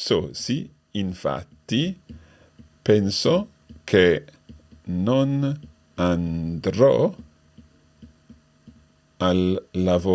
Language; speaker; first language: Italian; non-native, fluent; English